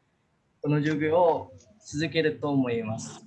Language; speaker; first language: Japanese; non-native, fluent; Indonesian